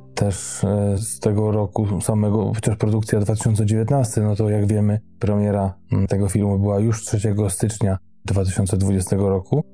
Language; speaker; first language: Polish; native; Polish